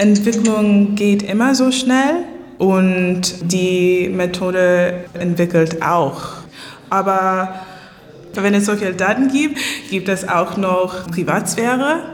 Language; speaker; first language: German; non-native, learner; English